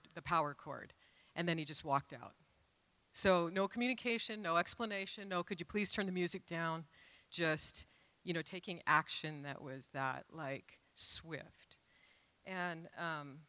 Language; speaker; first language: English; native; English